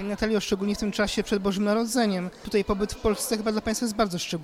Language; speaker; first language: Polish; native; Polish